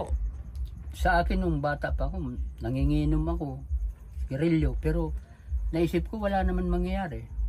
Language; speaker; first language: Filipino; native; Filipino